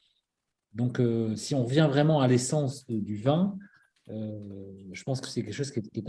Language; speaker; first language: French; native; French